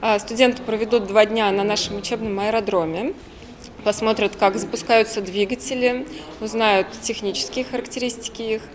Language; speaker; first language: Russian; native; Russian